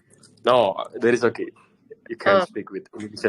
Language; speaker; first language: English; non-native, learner; Indonesian